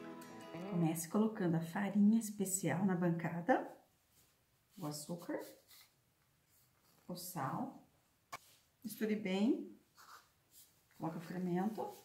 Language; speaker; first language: Portuguese; native; Portuguese